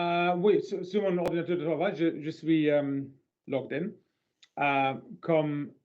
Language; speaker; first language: French; non-native, learner; English